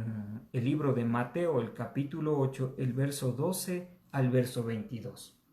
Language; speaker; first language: Spanish; native; Spanish